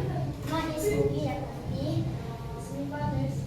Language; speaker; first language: Arabic; non-native, learner; Indonesian